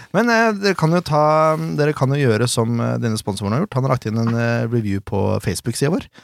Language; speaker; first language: Norwegian; native; Norwegian